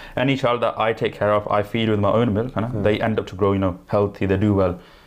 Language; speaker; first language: English; early bilingual, other home language; Punjabi